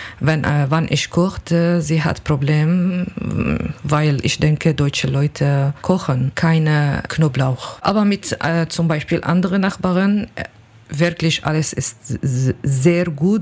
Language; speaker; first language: German; non-native, learner; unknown